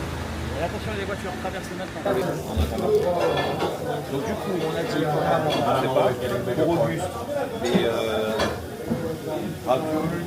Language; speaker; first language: French; native; French